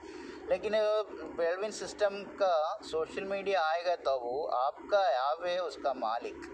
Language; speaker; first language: Hindi; non-native, local second language; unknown